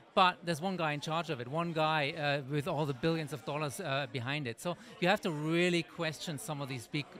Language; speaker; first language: English; native; English